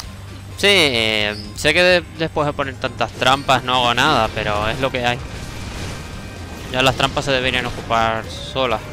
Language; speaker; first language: Spanish; native; Spanish